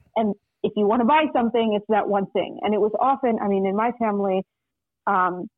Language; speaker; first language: English; non-native, fluent; Russian